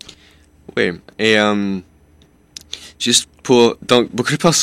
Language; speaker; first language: French; non-native, local second language; English